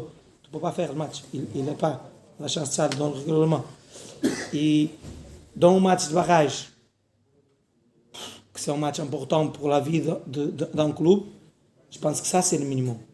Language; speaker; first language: French; non-native, learner; Portuguese